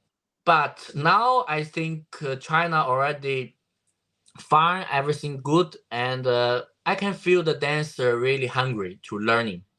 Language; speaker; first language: English; non-native, learner; Chinese